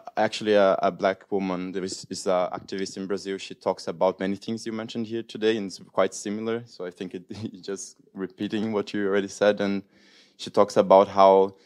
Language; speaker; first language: English; non-native, fluent; Portuguese